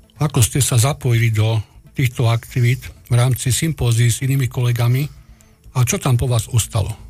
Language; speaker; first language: Slovak; native; Slovak